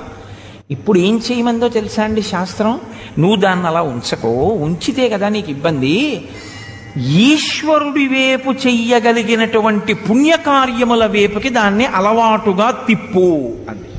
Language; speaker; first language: Telugu; native; Telugu